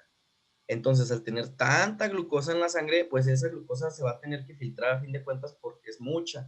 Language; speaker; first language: Spanish; native; Spanish